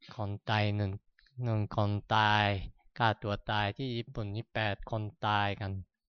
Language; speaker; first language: Thai; non-native, fluent; Japanese